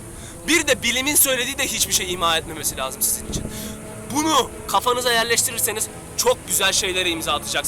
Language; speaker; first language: Turkish; native; Turkish